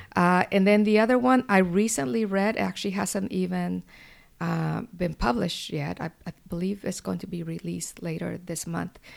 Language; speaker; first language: English; early bilingual, other home language; Spanish